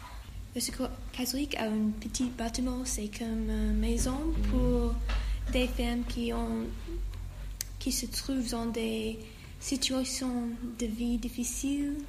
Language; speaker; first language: French; non-native, learner; English